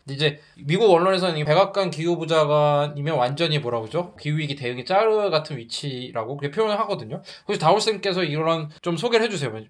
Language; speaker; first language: Korean; native; Korean